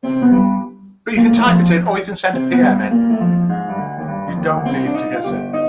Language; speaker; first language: English; native; English